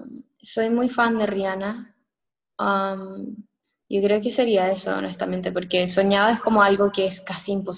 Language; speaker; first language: Spanish; early bilingual, heritage; Spanish